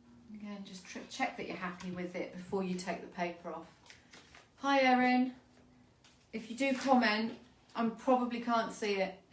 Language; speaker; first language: English; native; English